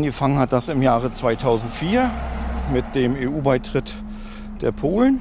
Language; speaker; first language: German; native; German